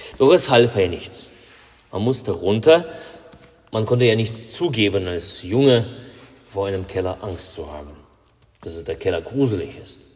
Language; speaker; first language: German; non-native, fluent; Russian